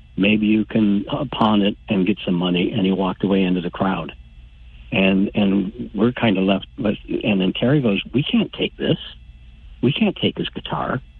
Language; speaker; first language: English; native; English